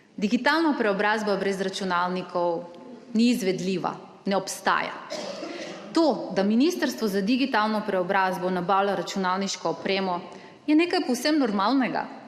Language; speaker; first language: Slovenian; early bilingual, other home language; Macedonian